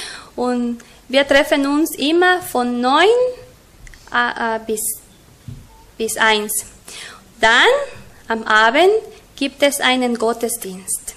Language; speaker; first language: German; non-native, learner; Spanish